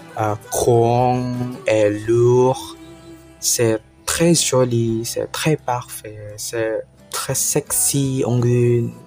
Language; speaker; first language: French; non-native, learner; Indonesian